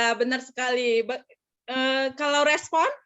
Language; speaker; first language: Indonesian; native; Indonesian